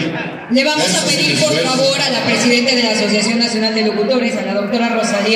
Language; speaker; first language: Spanish; native; Spanish